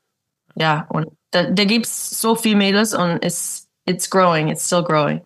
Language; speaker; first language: German; early bilingual, heritage; English